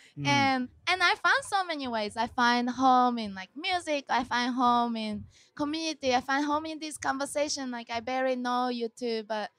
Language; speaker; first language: English; non-native, fluent; Japanese